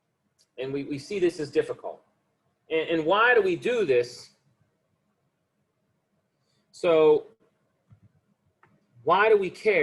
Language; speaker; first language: English; native; English